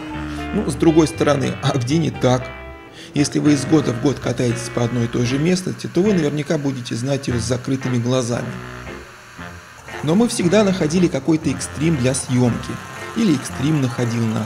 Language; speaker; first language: Russian; native; Russian